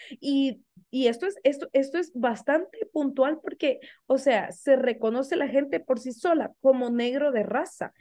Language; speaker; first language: Spanish; native; Spanish